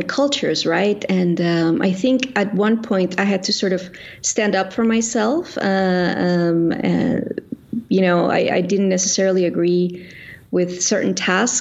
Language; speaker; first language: English; native; English